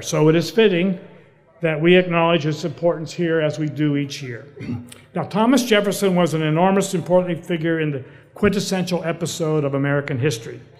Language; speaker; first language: English; native; English